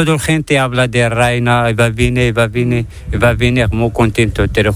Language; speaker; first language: Spanish; non-native, learner; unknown